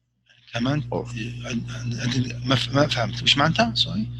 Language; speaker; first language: Arabic; native; Arabic